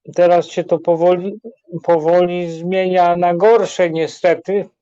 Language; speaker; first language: Polish; native; Polish